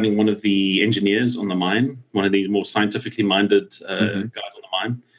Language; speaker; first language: English; native; English